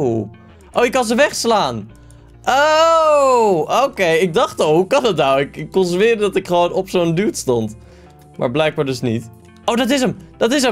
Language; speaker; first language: Dutch; native; Dutch